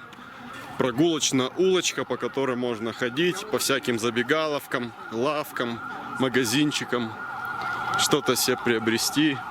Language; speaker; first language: Russian; native; Russian